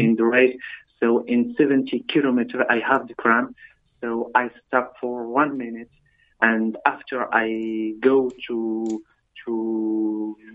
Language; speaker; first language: English; non-native, learner; Arabic